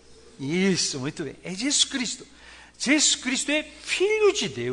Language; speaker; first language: Portuguese; non-native, fluent; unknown